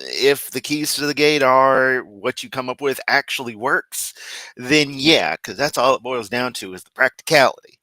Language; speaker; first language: English; native; English